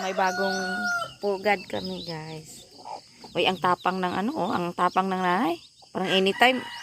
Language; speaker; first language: Filipino; non-native, local second language; Cebuano